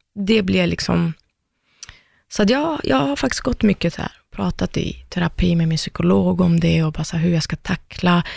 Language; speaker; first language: Swedish; early bilingual, other home language; Persian